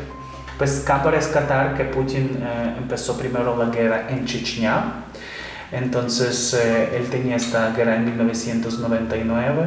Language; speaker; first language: Spanish; non-native, fluent; Ukrainian